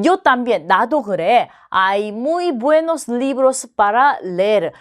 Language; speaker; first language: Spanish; non-native, fluent; Korean